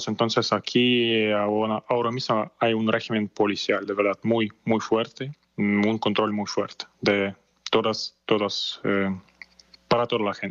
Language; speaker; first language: Spanish; non-native, fluent; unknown